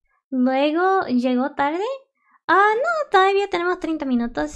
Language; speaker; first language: Spanish; early bilingual, heritage; Spanish